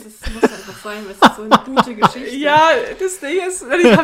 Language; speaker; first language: German; native; German